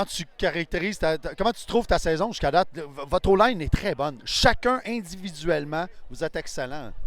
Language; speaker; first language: French; native; French